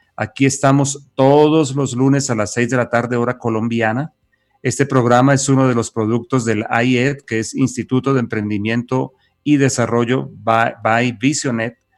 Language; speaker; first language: Spanish; native; Spanish